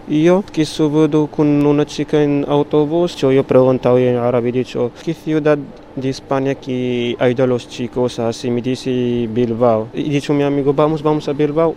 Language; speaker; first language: Spanish; non-native, learner; Arabic